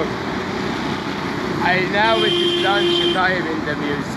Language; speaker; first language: English; non-native, learner; Arabic